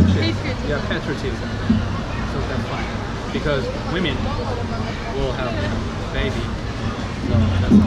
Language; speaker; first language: English; non-native, fluent; Korean